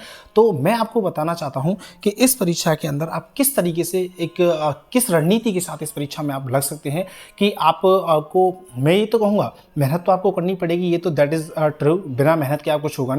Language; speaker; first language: Hindi; native; Hindi